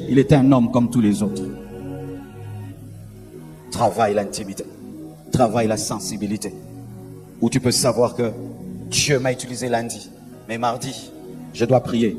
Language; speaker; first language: French; non-native, local second language; Lingala